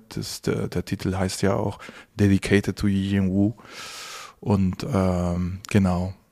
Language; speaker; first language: German; non-native, fluent; Spanish